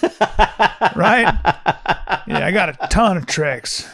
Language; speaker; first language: English; early bilingual, other home language; French